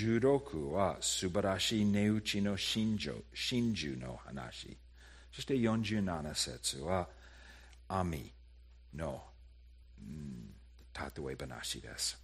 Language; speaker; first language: Japanese; non-native, fluent; English